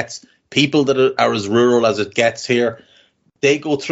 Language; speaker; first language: English; native; English